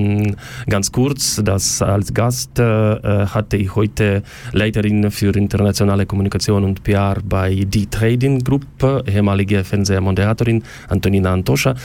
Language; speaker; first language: German; non-native, learner; Ukrainian